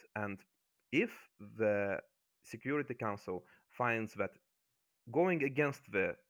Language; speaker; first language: English; non-native, fluent; Azerbaijani